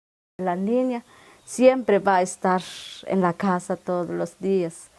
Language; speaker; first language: Spanish; non-native, local second language; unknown